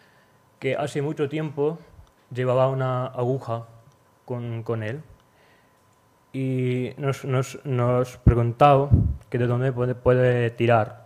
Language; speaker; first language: Spanish; non-native, learner; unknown